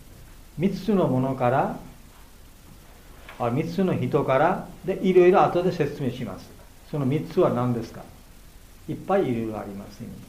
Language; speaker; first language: Japanese; non-native, learner; Bangla